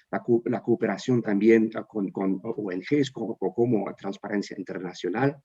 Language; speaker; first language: Spanish; non-native, fluent; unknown